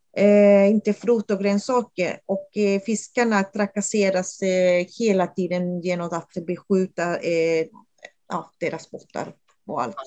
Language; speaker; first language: Swedish; non-native, fluent; Spanish